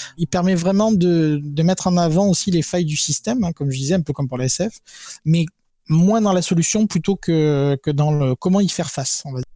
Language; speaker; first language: French; native; French